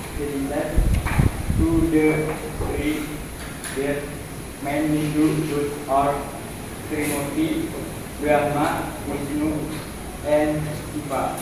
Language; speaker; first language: English; non-native, learner; Indonesian